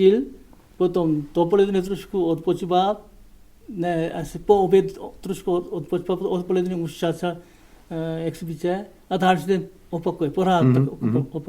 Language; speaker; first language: Czech; non-native, learner; Korean